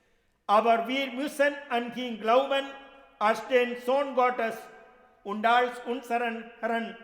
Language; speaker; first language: German; non-native, fluent; Malayalam